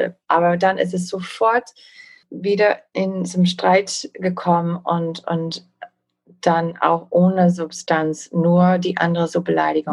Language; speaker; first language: German; non-native, fluent; English